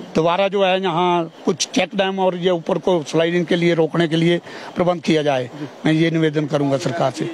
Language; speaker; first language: Hindi; native; Hindi